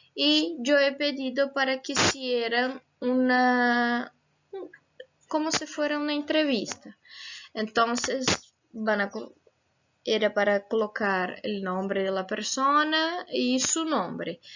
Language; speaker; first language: Spanish; non-native, fluent; Portuguese